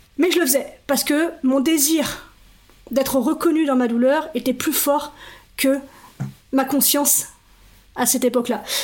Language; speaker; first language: French; native; French